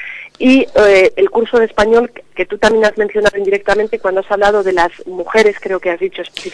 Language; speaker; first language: Spanish; native; Spanish